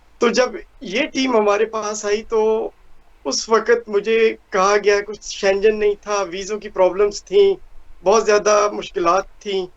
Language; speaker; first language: Hindi; non-native, local second language; Punjabi